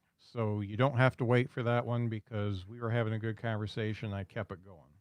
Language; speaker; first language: English; native; English